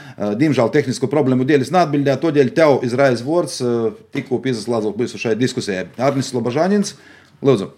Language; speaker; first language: Latvian; native; Latvian